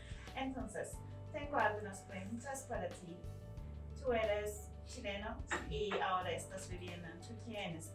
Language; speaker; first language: Spanish; non-native, fluent; Turkish